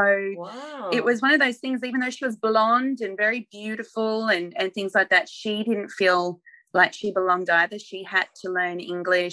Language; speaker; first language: English; native; English